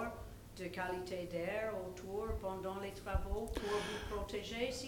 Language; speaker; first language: French; non-native, local second language; English